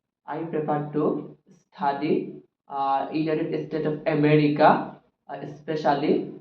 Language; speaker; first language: English; non-native, local second language; Sylheti